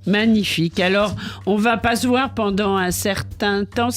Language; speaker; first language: French; native; French